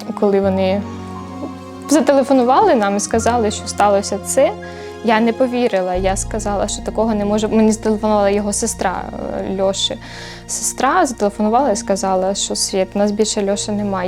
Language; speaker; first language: Ukrainian; native; Ukrainian